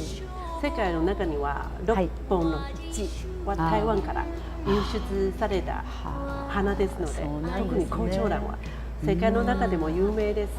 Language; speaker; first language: Japanese; non-native, fluent; Chinese